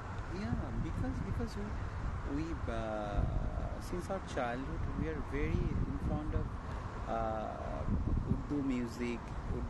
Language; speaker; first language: English; non-native, learner; Bangla